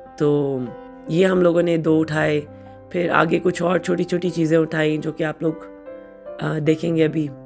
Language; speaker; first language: Urdu; native; Urdu